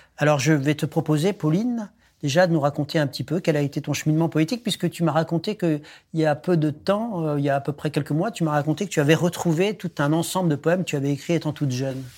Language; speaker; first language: French; native; French